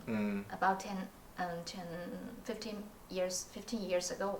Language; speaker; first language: English; non-native, learner; Chinese